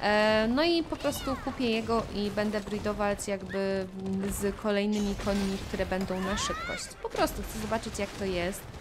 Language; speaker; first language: Polish; native; Polish